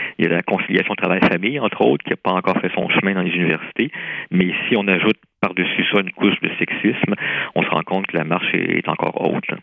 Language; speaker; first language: French; native; French